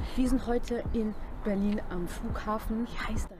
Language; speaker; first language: German; native; German